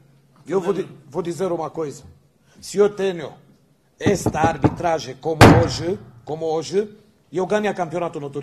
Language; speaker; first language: Portuguese; non-native, learner; Romanian